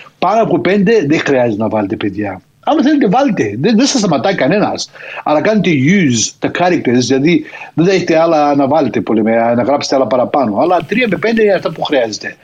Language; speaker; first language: Greek; early bilingual, heritage; Greek